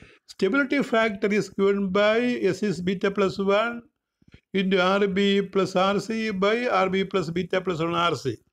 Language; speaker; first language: English; non-native, local second language; Malayalam